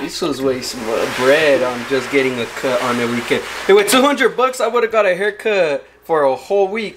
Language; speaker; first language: English; early bilingual, other home language; Spanish